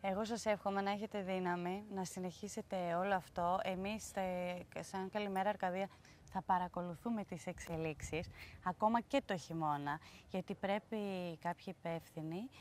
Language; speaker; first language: Greek; native; Greek